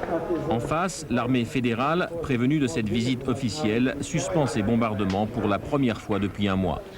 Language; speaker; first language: French; native; French